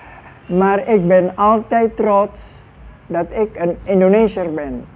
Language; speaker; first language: Dutch; non-native, fluent; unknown